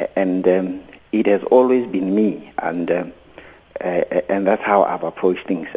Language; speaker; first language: English; non-native, local second language; Venda